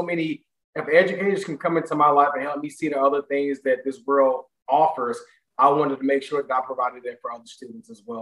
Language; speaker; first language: English; native; English